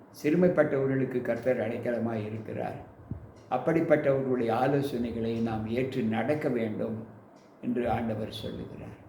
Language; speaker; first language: Tamil; native; Tamil